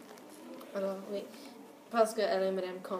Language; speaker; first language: French; non-native, learner; English